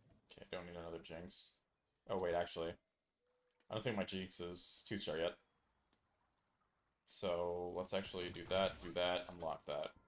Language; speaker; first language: English; native; English